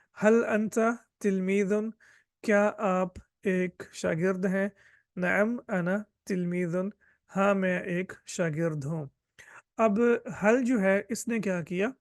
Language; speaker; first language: Urdu; native; Urdu